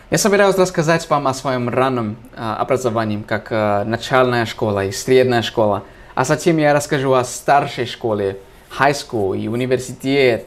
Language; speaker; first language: Russian; non-native, fluent; English